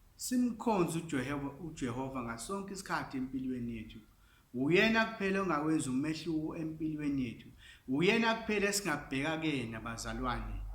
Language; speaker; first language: Zulu; non-native, local second language; English